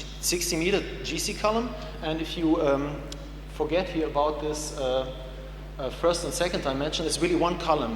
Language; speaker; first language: English; non-native, fluent; German